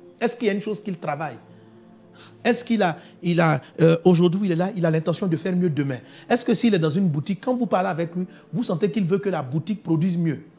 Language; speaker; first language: French; non-native, local second language; Dyula